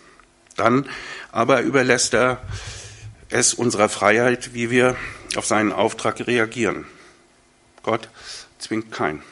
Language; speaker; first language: German; native; German